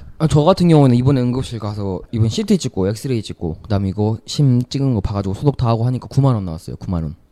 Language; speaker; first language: Korean; native; Korean